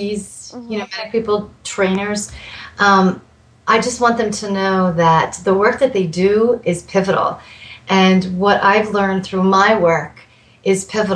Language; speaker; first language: English; native; English